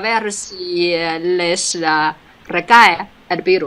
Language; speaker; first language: Spanish; non-native, fluent; Chinese